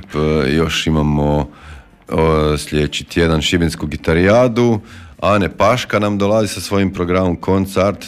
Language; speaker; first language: Croatian; native; Croatian